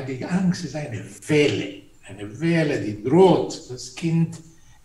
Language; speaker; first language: German; non-native, fluent; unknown